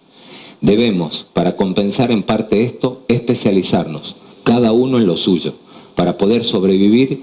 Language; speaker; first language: Spanish; native; Spanish